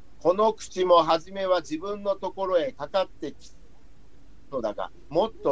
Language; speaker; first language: Japanese; non-native, learner; Chinese